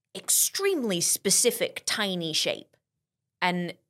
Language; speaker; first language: English; native; English